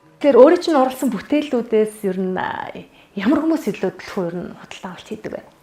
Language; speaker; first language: Mongolian; native; Mongolian